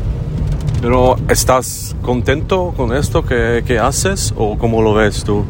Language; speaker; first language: Spanish; non-native, learner; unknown